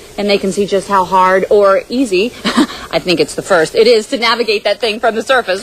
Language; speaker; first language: English; native; English